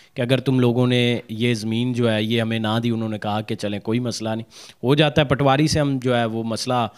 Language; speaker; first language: Urdu; non-native, local second language; Punjabi